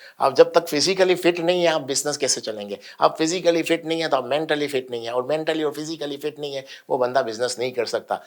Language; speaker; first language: Urdu; native; Urdu